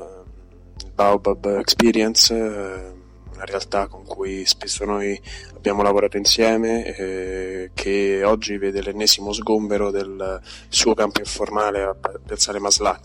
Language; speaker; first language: Italian; native; Italian